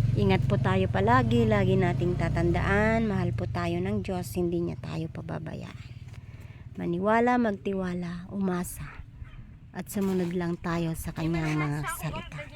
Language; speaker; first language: Filipino; non-native, local second language; Iloko